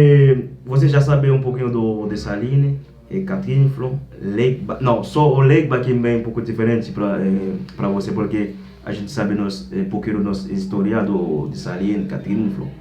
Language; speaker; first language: Portuguese; non-native, learner; Haitian Creole